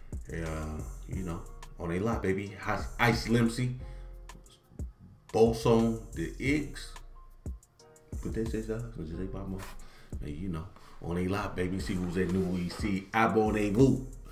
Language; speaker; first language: English; native; English